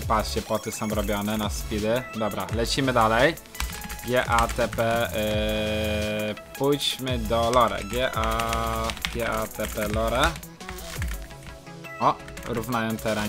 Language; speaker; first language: Polish; native; Polish